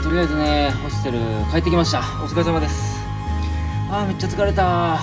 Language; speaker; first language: Japanese; native; Japanese